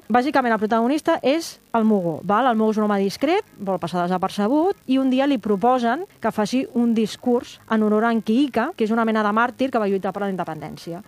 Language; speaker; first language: Catalan; native; Catalan